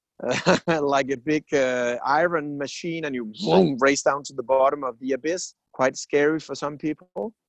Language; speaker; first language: English; non-native, fluent; Danish